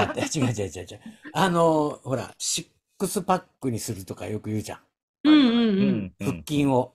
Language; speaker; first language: Japanese; native; Japanese